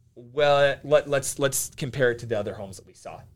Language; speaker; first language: English; early bilingual, other home language; Finnish